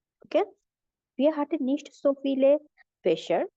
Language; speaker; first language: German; non-native, fluent; Bangla